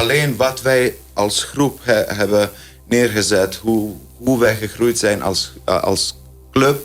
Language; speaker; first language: Dutch; non-native, fluent; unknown